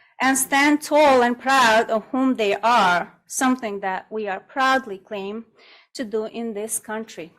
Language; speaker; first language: English; non-native, fluent; Russian